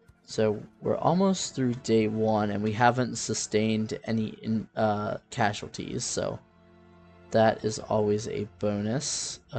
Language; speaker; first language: English; native; English